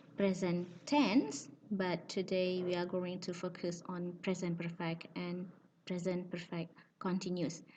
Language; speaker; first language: English; non-native, fluent; Indonesian